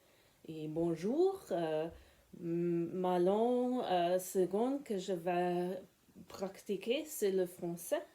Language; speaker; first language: French; non-native, learner; German